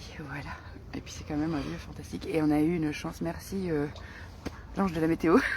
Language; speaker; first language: French; native; French